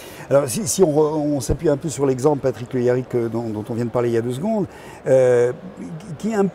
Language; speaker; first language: French; native; French